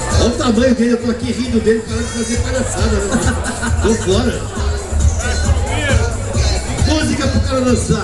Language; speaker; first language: Portuguese; native; Portuguese